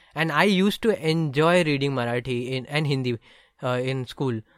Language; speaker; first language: English; non-native, local second language; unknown